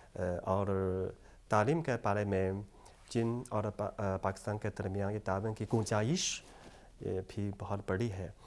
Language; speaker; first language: Hindi; non-native, fluent; Chinese